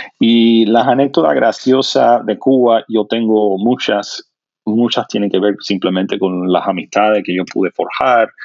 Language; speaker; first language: Spanish; non-native, fluent; English